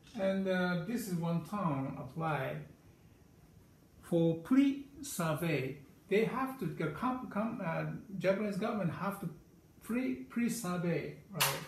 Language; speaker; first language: English; non-native, learner; Japanese